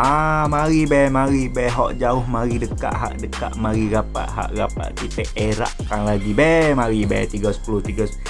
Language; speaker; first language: Malay; native; Malay